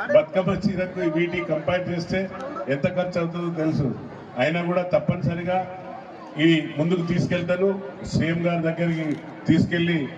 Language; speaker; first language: Telugu; native; Telugu